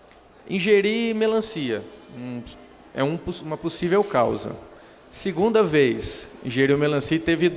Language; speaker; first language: Portuguese; native; Portuguese